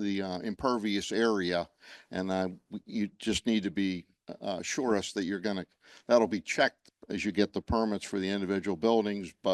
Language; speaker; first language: English; native; English